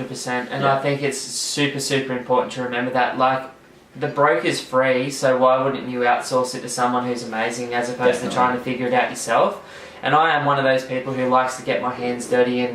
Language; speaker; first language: English; native; English